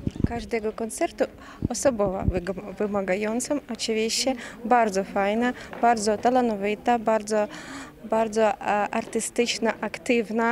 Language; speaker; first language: Polish; non-native, learner; Ukrainian